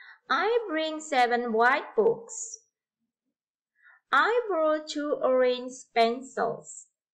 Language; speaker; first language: English; non-native, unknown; Indonesian